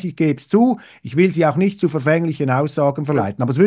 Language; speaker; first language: German; native; German